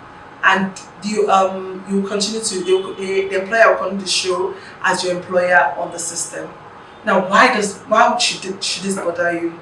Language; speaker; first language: English; non-native, local second language; Yoruba